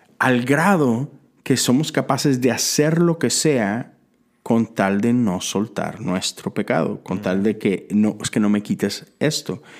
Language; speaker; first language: Spanish; native; Spanish